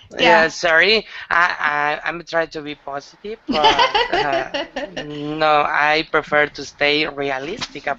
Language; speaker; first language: English; non-native, learner; Spanish